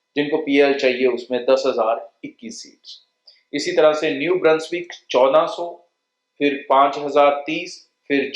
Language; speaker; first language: Hindi; non-native, local second language; Punjabi